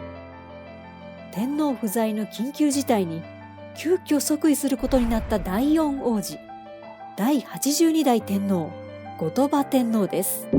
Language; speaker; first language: Japanese; native; Japanese